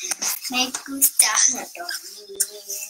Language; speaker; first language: Spanish; non-native, learner; English